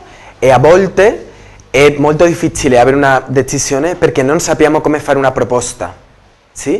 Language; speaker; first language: Italian; non-native, learner; Spanish